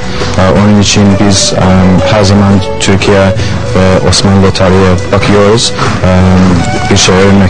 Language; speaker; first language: Turkish; non-native, learner; English